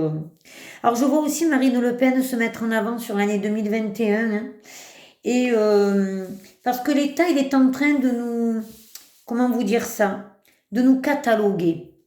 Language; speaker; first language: French; native; French